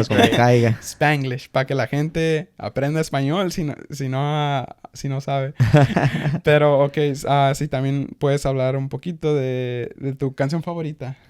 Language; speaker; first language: Spanish; early bilingual, heritage; Spanish